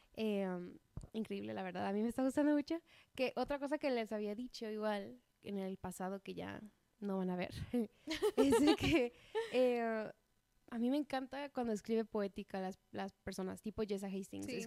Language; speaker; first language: Spanish; native; Spanish